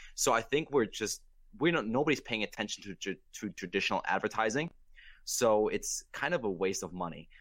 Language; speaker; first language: English; non-native, fluent; German